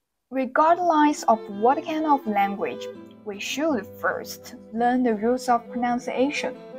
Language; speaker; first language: English; non-native, fluent; Chinese